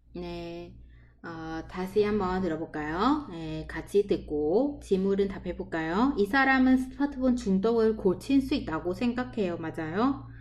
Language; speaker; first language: Korean; non-native, fluent; Vietnamese